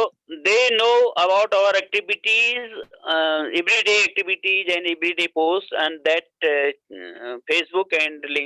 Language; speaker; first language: English; non-native, learner; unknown